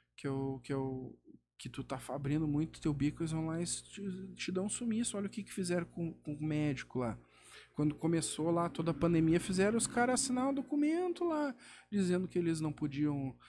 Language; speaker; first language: Portuguese; native; Portuguese